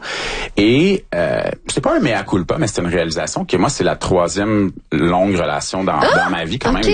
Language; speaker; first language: French; native; French